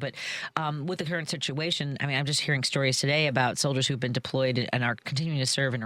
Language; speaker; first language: English; native; English